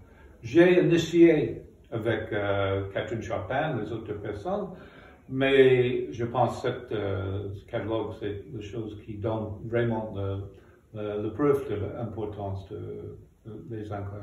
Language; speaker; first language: French; non-native, fluent; English